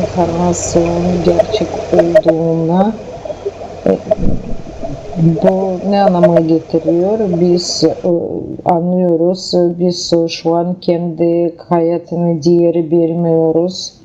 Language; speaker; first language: Turkish; non-native, learner; Russian